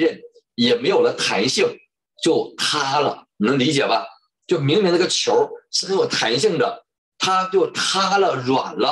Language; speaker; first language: Chinese; native; Chinese